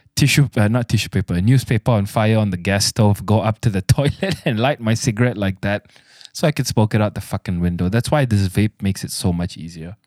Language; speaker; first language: English; non-native, local second language; Malay